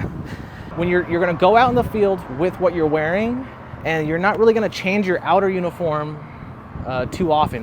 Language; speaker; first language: English; native; English